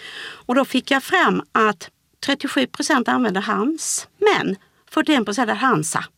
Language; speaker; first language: Swedish; native; Swedish